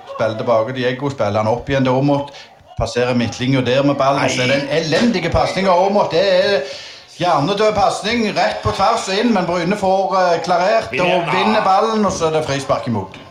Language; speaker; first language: Norwegian; native; Norwegian